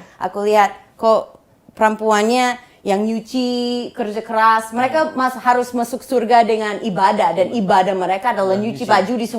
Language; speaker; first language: Indonesian; non-native, fluent; English